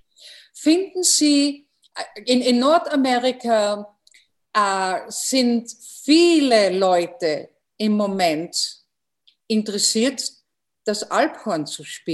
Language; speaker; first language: German; non-native, fluent; English